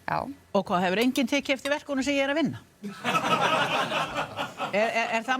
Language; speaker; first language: Icelandic; native; Icelandic